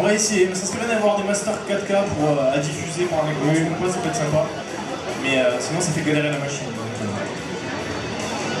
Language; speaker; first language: French; native; French